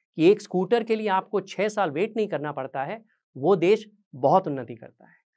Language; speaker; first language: Hindi; native; Hindi